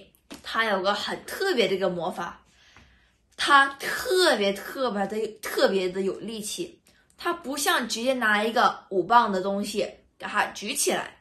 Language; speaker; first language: Chinese; early bilingual, other home language; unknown